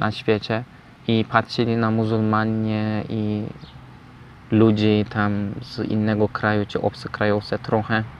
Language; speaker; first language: Polish; non-native, learner; Turkish